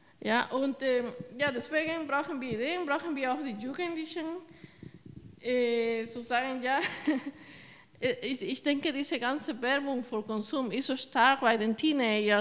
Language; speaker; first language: German; non-native, fluent; Spanish